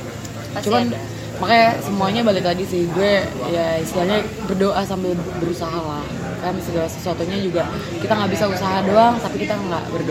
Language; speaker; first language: Indonesian; native; Indonesian